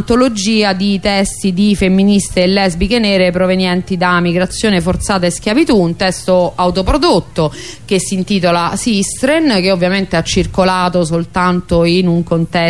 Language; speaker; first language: Italian; native; Italian